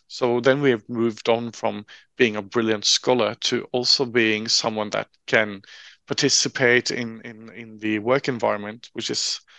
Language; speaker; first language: English; non-native, fluent; Norwegian